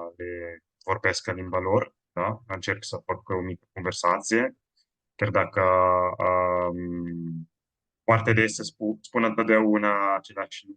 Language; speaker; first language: Romanian; non-native, fluent; Italian